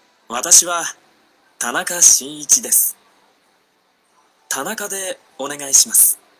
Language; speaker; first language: Japanese; non-native, learner; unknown